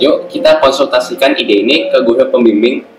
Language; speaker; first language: Indonesian; native; Indonesian